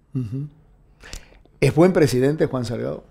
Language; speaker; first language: Spanish; native; Spanish